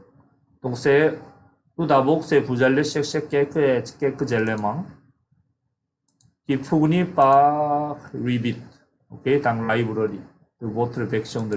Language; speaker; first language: French; non-native, fluent; Korean